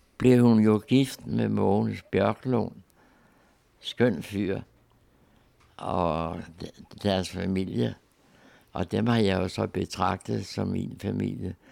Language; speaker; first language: Danish; native; Danish